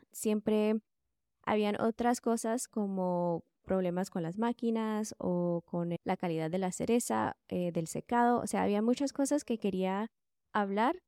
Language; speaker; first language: Spanish; early bilingual, heritage; Spanish